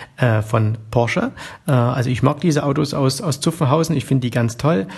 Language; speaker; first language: German; native; German